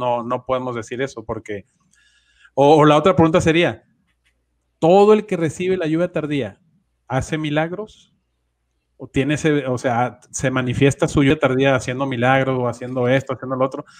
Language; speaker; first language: Spanish; native; Spanish